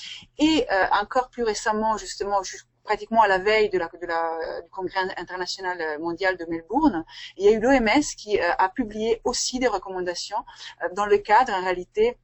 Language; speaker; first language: French; native; French